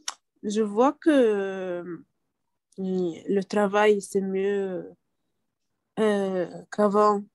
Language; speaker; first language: French; non-native, learner; Arabic